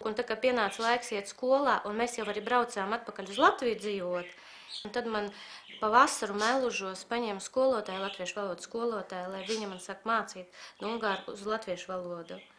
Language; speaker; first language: Latvian; early bilingual, other home language; Russian